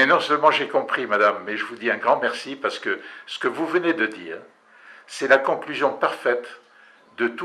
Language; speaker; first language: French; native; French